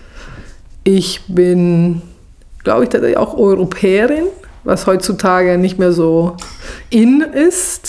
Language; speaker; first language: German; non-native, fluent; Italian